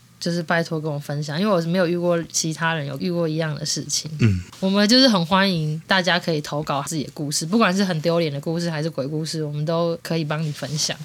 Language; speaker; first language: Chinese; native; Chinese